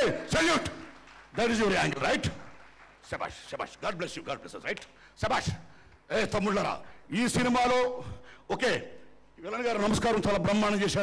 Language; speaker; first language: Telugu; native; Telugu